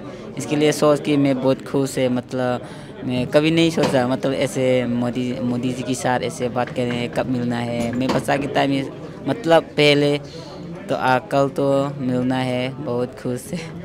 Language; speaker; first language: Hindi; non-native, local second language; Manipuri